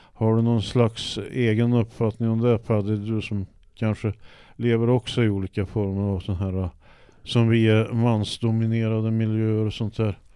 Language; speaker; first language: Swedish; native; Swedish